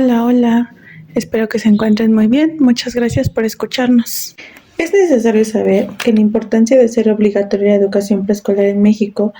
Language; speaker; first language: Spanish; native; Spanish